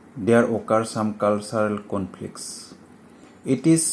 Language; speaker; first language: English; non-native, local second language; Assamese